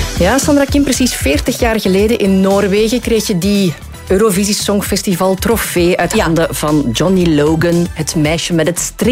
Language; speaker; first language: Dutch; native; Dutch